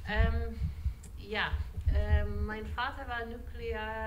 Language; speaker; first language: German; non-native, fluent; English